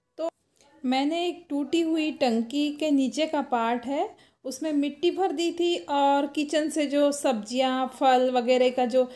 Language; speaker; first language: Hindi; native; Hindi